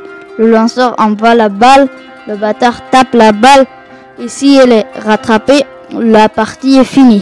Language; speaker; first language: French; non-native, learner; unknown